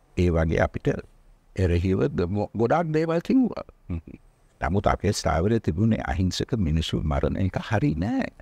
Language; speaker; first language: Sinhala; non-native, local second language; Tamil